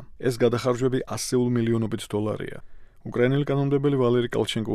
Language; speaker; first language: Georgian; native; Georgian